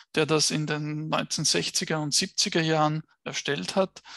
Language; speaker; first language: German; native; German